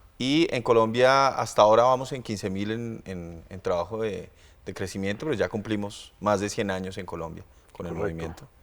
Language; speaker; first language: Spanish; native; Spanish